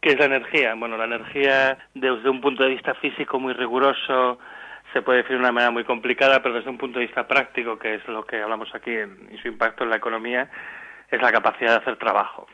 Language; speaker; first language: Spanish; native; Spanish